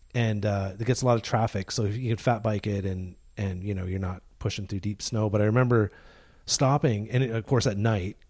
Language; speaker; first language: English; native; English